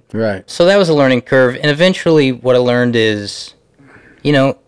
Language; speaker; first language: English; native; English